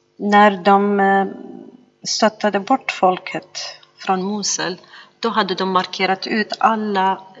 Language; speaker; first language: Swedish; non-native, fluent; Arabic